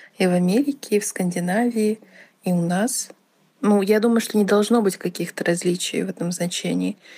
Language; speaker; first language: Russian; native; Russian